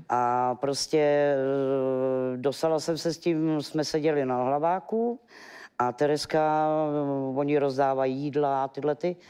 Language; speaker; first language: Czech; native; Czech